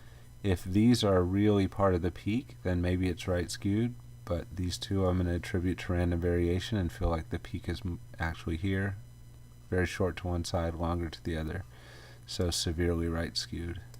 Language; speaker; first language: English; native; English